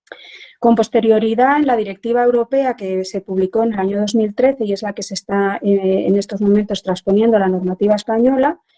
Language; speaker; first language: Spanish; native; Spanish